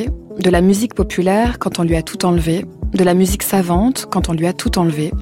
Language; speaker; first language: French; native; French